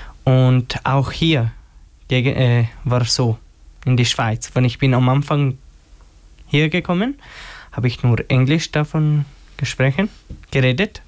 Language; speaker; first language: German; non-native, learner; Albanian